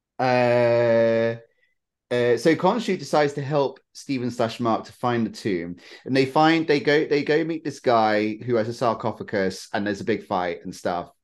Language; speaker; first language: English; native; English